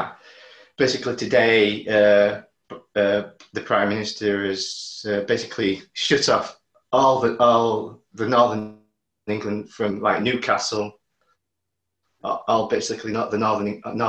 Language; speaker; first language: English; native; English